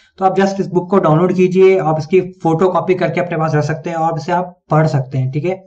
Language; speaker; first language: Hindi; native; Hindi